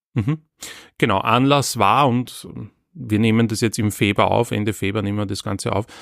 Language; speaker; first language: German; non-native, local second language; Croatian